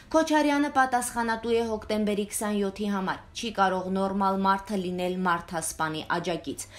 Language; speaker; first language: Armenian; native; Armenian